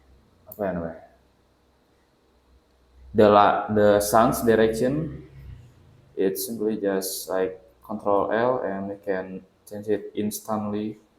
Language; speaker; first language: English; non-native, learner; Indonesian